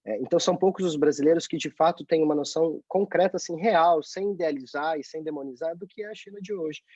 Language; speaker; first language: Portuguese; native; Portuguese